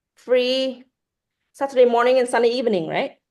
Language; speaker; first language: English; non-native, fluent; Vietnamese